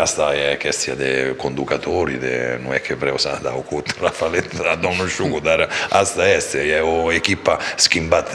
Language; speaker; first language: Romanian; non-native, fluent; Italian